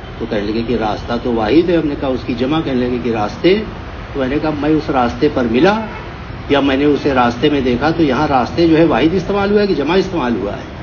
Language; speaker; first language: Urdu; native; Urdu